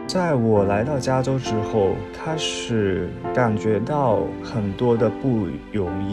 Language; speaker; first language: Chinese; early bilingual, other home language; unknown